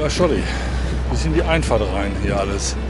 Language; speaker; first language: German; native; German